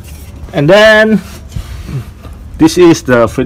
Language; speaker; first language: English; non-native, learner; Indonesian